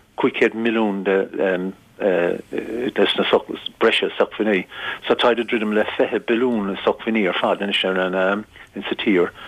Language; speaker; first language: Irish; native; Irish